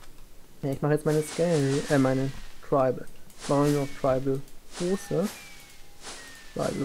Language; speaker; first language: German; native; German